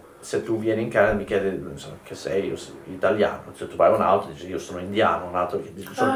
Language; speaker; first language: Italian; early bilingual, heritage; English